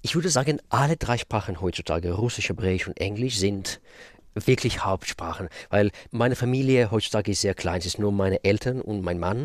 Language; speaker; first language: German; non-native, fluent; Russian